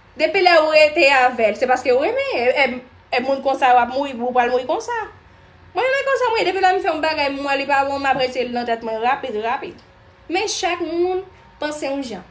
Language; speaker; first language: Haitian Creole; non-native, fluent; Portuguese